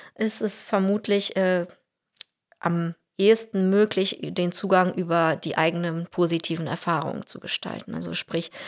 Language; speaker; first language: German; early bilingual, other home language; Russian